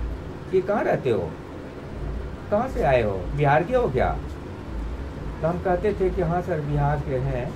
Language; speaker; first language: Hindi; native; Hindi